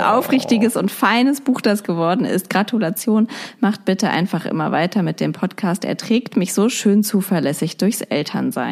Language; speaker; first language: German; native; German